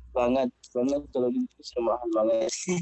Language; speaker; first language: Indonesian; non-native, fluent; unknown